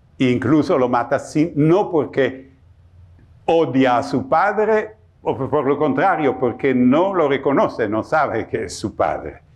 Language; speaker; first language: Spanish; non-native, fluent; Italian